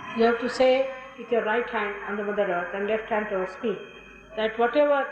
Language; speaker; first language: English; non-native, local second language; Marathi